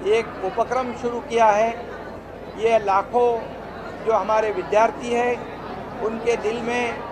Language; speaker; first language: Hindi; non-native, local second language; Marathi